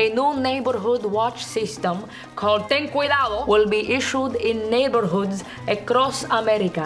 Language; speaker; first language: English; early bilingual, other home language; Spanish